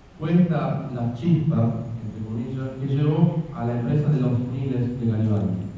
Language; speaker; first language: Spanish; non-native, fluent; Italian